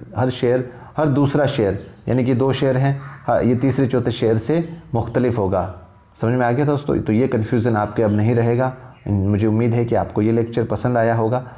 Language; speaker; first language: Urdu; native; Urdu